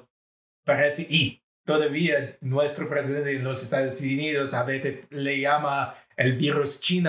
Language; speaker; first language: Spanish; non-native, fluent; English